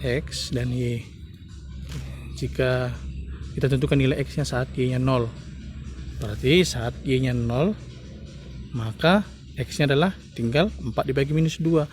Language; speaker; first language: Indonesian; native; Indonesian